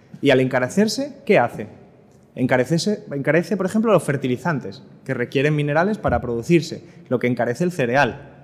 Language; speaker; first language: Spanish; native; Spanish